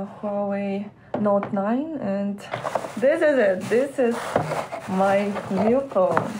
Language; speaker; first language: English; non-native, learner; Ukrainian